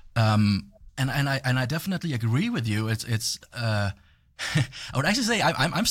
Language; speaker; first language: English; non-native, fluent; Danish